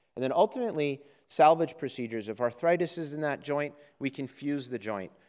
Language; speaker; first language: English; native; English